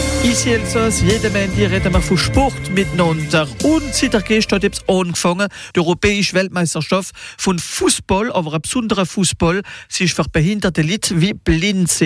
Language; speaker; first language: German; non-native, local second language; Swiss German